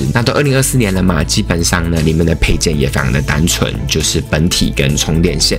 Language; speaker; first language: Chinese; native; Chinese